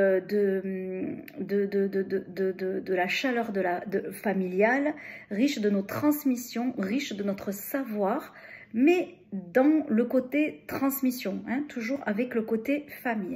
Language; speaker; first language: French; native; French